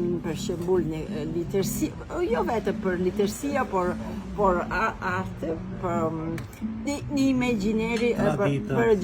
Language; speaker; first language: Albanian; non-native, learner; Italian